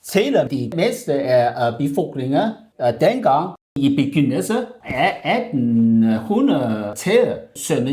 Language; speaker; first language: Danish; non-native, learner; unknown